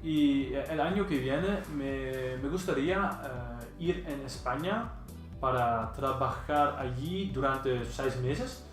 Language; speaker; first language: Spanish; non-native, learner; Dutch